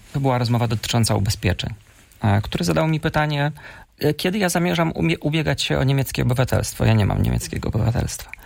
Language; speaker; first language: Polish; native; Polish